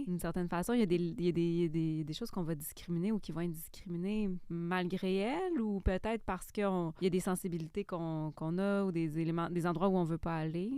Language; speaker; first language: French; native; French